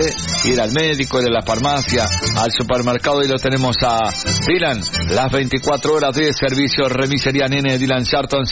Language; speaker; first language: Spanish; native; Spanish